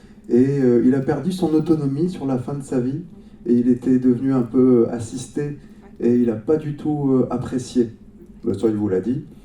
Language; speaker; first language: French; native; French